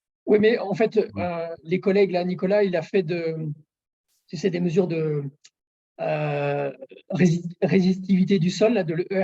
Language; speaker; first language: French; native; French